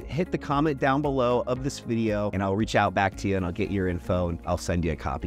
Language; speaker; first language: English; native; English